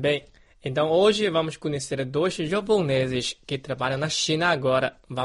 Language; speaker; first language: Portuguese; non-native, fluent; Chinese